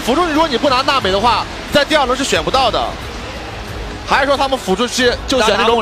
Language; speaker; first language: Chinese; native; Chinese